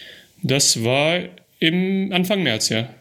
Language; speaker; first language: German; early bilingual, other home language; Russian